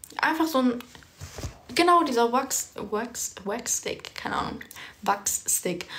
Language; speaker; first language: German; early bilingual, other home language; Turkish